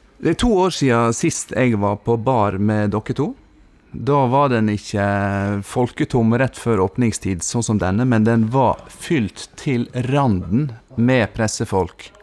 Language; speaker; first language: Norwegian; native; Norwegian